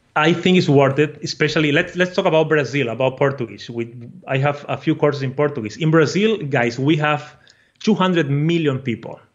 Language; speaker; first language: English; non-native, fluent; Portuguese